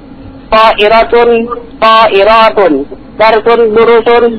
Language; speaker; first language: Arabic; non-native, learner; Indonesian